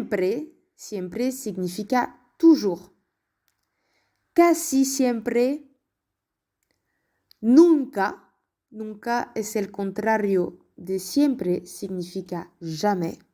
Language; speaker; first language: Spanish; non-native, fluent; French